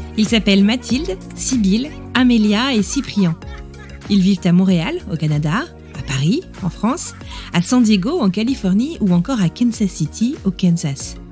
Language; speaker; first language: French; native; French